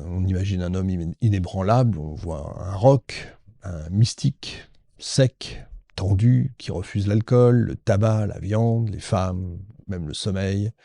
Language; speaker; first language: French; native; French